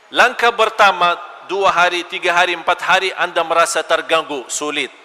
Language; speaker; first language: Malay; non-native, fluent; Arabic